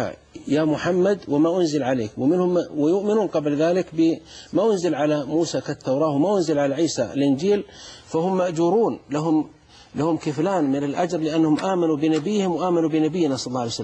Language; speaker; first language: Arabic; native; Arabic